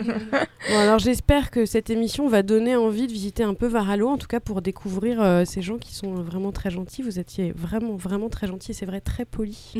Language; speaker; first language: French; native; French